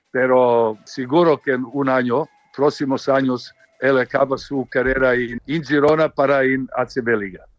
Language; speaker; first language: Spanish; non-native, learner; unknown